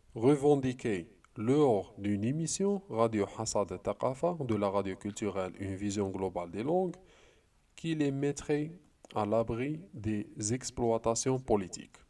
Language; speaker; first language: French; non-native, local second language; Arabic